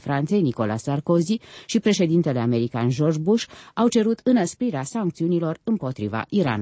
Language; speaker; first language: Romanian; native; Romanian